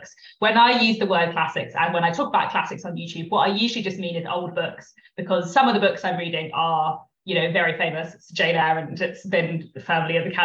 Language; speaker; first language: English; native; English